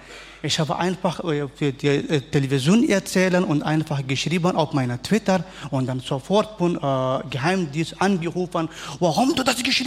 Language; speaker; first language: German; non-native, learner; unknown